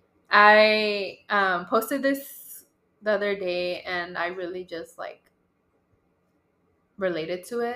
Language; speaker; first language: English; early bilingual, other home language; Spanish